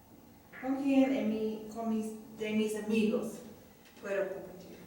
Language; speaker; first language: Spanish; non-native, fluent; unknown